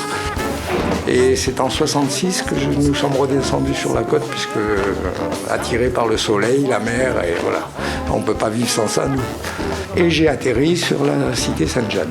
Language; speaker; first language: French; native; French